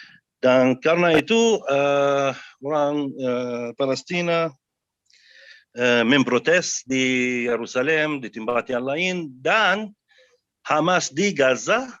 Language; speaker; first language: Indonesian; non-native, learner; Arabic